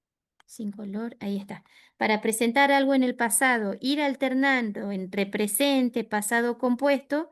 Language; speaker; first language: Spanish; native; Spanish